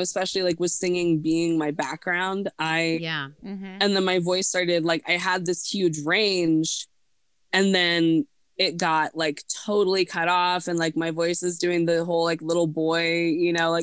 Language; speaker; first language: English; native; English